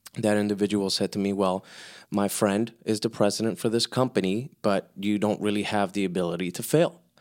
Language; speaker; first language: English; early bilingual, other home language; Spanish